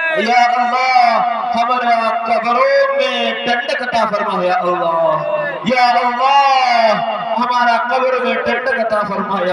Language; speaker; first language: Urdu; non-native, fluent; Bangla